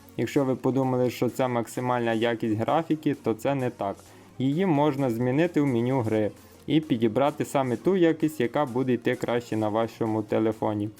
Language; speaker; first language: Ukrainian; native; Ukrainian